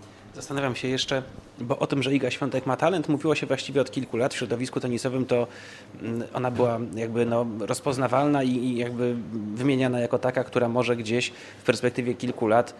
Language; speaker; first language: Polish; native; Polish